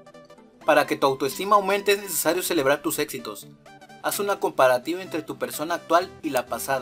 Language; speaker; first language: Spanish; native; Spanish